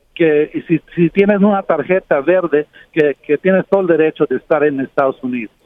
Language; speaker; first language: Spanish; early bilingual, heritage; Spanish